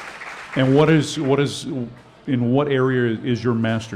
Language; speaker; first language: English; native; English